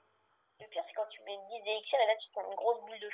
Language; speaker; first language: French; native; French